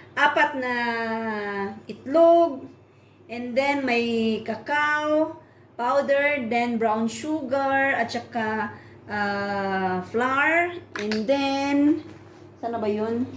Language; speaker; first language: Filipino; native; Filipino